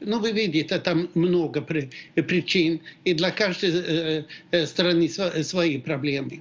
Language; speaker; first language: Russian; non-native, fluent; Swedish